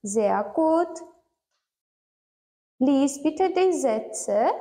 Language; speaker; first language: German; non-native, learner; Turkmen